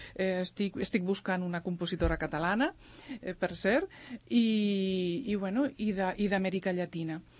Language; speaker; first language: Catalan; early bilingual, other home language; Spanish